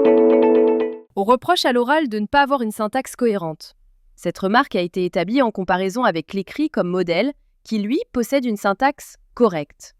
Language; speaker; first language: French; non-native, local second language; Arabic